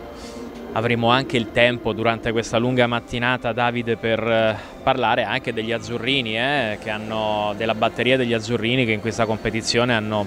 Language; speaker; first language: Italian; native; Italian